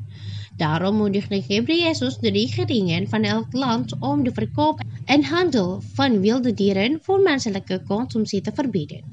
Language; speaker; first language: Dutch; non-native, fluent; Indonesian